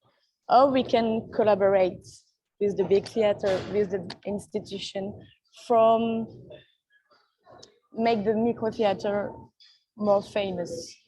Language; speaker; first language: English; non-native, learner; French